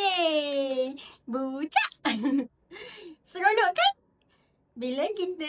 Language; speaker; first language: Malay; native; Malay